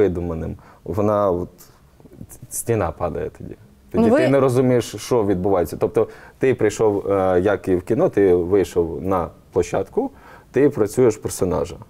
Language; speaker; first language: Ukrainian; native; Ukrainian